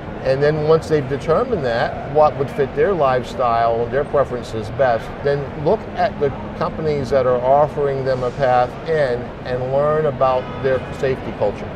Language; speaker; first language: English; native; English